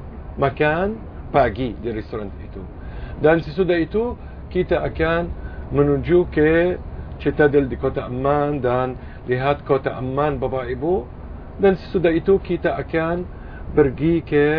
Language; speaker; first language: Indonesian; non-native, fluent; Arabic